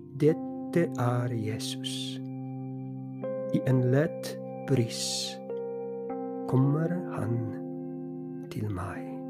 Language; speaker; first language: Norwegian; non-native, fluent; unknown